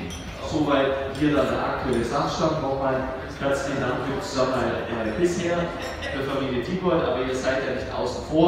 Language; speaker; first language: German; native; German